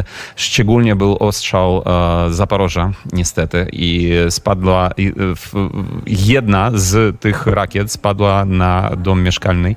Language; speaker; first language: Polish; non-native, fluent; Ukrainian